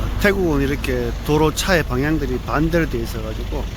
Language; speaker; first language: Korean; native; Korean